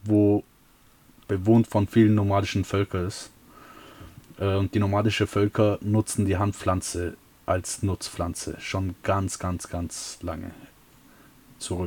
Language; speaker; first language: German; early bilingual, other home language; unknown